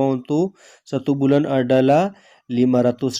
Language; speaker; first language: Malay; non-native, learner; Urdu